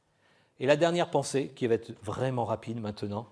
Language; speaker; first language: French; native; French